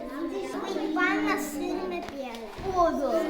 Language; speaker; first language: Estonian; non-native, local second language; Russian